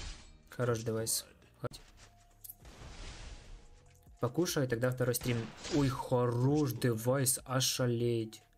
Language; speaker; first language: Russian; native; Russian